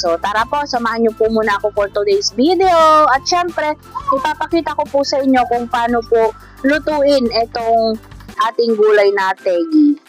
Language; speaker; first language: Filipino; non-native, local second language; Iloko